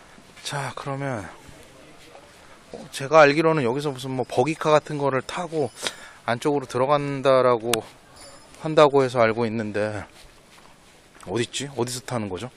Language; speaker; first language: Korean; native; Korean